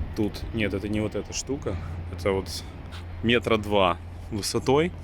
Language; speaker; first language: Ukrainian; non-native, local second language; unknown